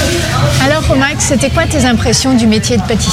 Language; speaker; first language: French; native; French